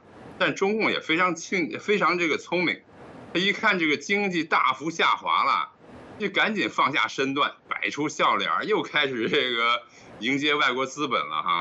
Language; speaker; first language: Chinese; native; Chinese